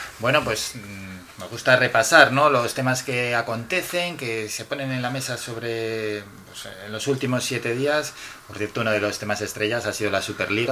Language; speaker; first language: Spanish; native; Spanish